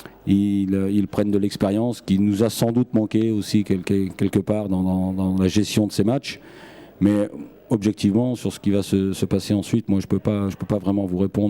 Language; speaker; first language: French; native; French